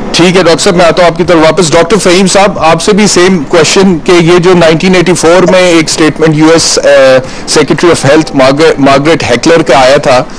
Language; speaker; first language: Urdu; native; Urdu